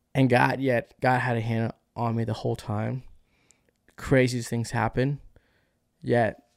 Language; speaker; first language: English; early bilingual, other home language; Spanish